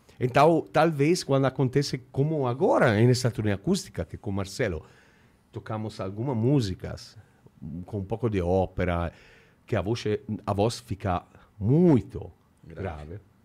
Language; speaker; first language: Portuguese; non-native, fluent; Italian